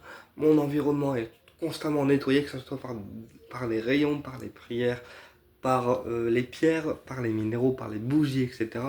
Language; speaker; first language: French; native; French